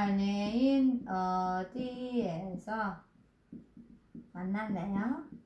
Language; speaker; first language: Korean; non-native, learner; Vietnamese